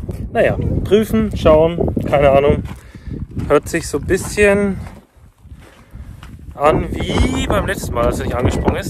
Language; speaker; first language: German; native; German